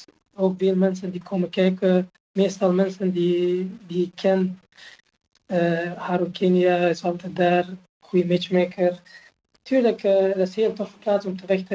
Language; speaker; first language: Dutch; non-native, fluent; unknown